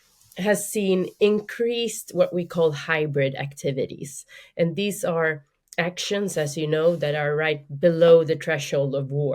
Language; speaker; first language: English; non-native, fluent; Swedish